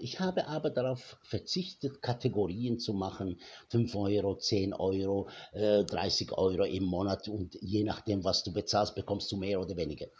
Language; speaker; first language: German; non-native, fluent; Arabic